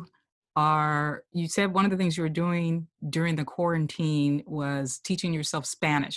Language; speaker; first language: English; native; English